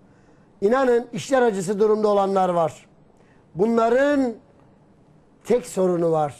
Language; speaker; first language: Turkish; native; Turkish